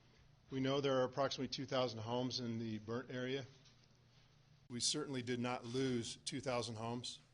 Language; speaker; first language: English; native; English